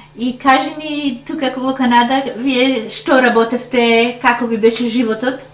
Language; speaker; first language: Macedonian; early bilingual, heritage; Macedonian